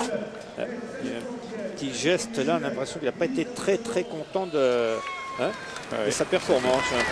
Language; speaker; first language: French; native; French